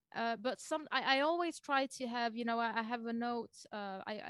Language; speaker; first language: English; non-native, fluent; French